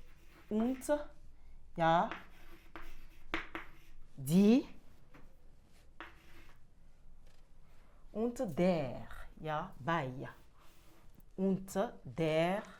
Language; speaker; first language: German; non-native, fluent; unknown